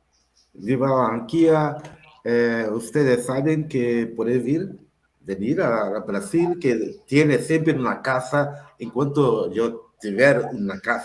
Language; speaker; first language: Spanish; non-native, learner; Portuguese